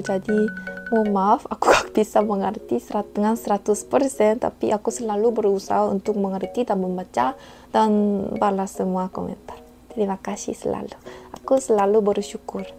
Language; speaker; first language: Indonesian; non-native, fluent; Korean